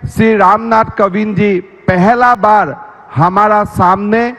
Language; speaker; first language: Hindi; non-native, local second language; Assamese